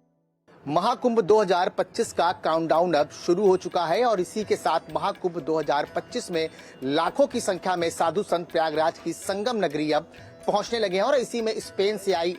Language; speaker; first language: Hindi; native; Hindi